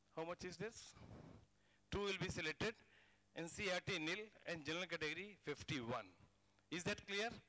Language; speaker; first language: English; non-native, local second language; Hindi